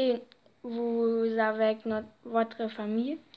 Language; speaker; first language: French; non-native, learner; German